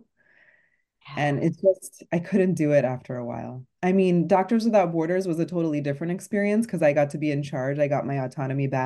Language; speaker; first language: English; native; English